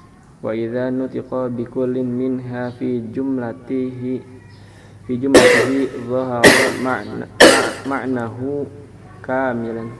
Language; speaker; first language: Arabic; non-native, learner; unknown